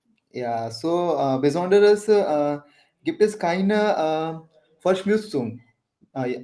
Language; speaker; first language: German; non-native, learner; Hindi